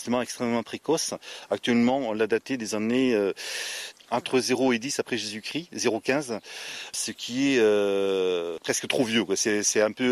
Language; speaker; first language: French; native; French